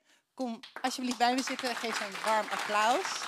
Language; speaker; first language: Dutch; native; Dutch